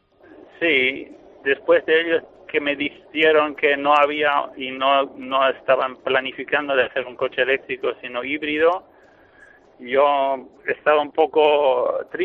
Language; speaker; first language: Spanish; non-native, fluent; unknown